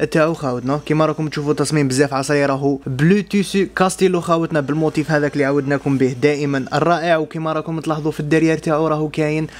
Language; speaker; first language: Arabic; native; Arabic